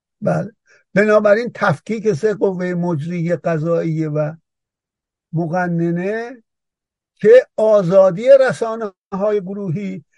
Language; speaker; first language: Persian; native; Persian